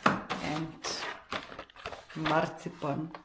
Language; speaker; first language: English; non-native, learner; Russian